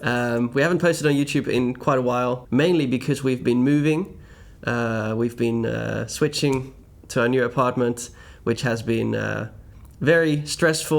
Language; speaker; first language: English; non-native, fluent; Dutch